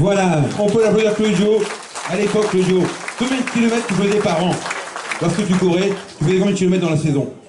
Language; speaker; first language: French; native; French